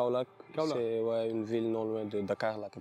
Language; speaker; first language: French; non-native, local second language; Wolof